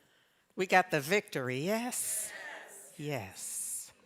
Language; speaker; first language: English; native; English